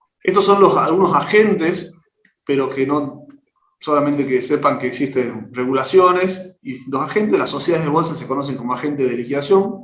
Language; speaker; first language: Spanish; native; Spanish